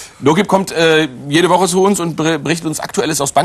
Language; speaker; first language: German; native; German